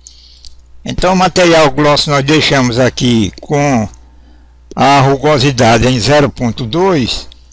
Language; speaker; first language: Portuguese; native; Portuguese